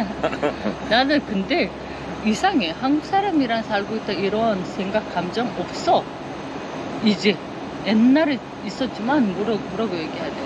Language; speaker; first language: Korean; non-native, fluent; Uzbek